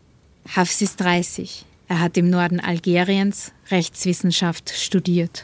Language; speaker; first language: German; native; German